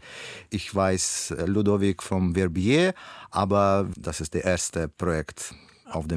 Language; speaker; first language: German; non-native, learner; Russian